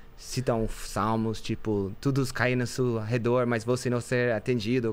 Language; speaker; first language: Portuguese; non-native, fluent; English